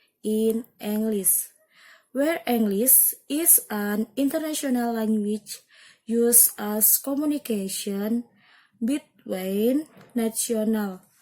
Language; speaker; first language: English; non-native, learner; Indonesian